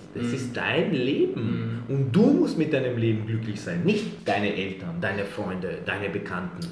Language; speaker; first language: German; early bilingual, other home language; Serbian